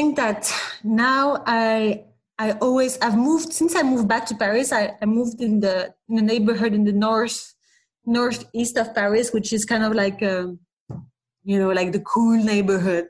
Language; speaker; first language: English; non-native, fluent; French